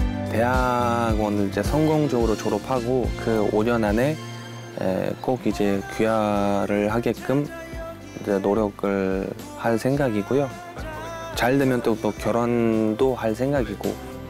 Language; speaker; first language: Korean; non-native, fluent; Uzbek